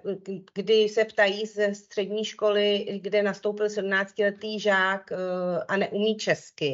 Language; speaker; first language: Czech; native; Czech